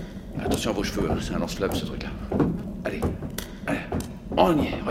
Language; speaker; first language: French; native; French